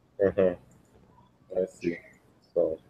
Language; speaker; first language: English; non-native, learner; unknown